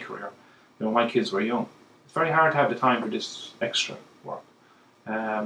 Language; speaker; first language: English; native; English